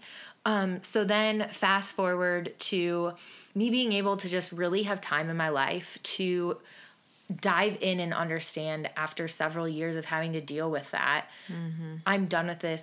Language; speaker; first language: English; native; English